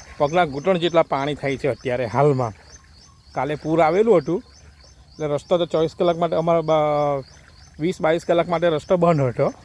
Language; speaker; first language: Gujarati; native; Gujarati